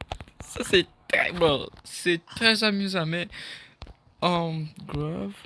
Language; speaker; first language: French; non-native, learner; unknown